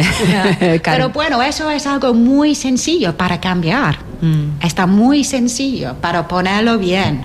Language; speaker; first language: Spanish; non-native, learner; English